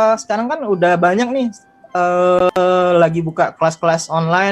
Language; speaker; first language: Indonesian; native; Indonesian